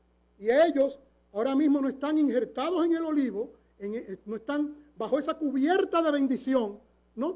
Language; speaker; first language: Spanish; native; Spanish